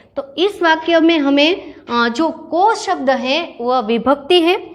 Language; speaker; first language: Hindi; non-native, local second language; Gujarati